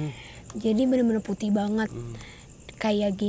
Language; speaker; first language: Indonesian; native; Indonesian